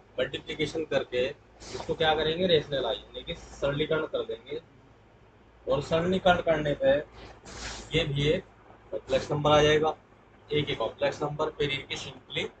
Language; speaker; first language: Hindi; native; Hindi